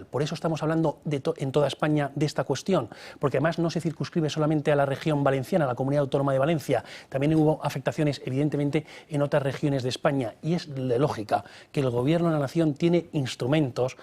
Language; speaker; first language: Spanish; native; Spanish